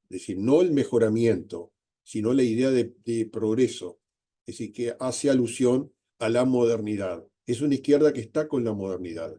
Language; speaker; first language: Spanish; native; Spanish